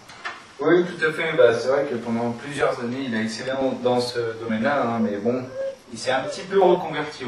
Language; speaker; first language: French; native; French